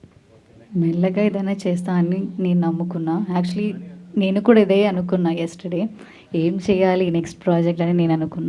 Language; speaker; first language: Telugu; non-native, learner; Malayalam